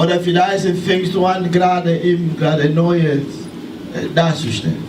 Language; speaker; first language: German; non-native, learner; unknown